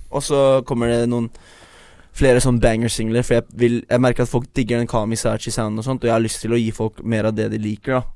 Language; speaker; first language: Norwegian; early bilingual, other home language; Chinese